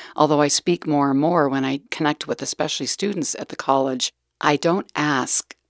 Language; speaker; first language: English; native; English